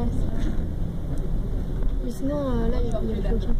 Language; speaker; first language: French; native; French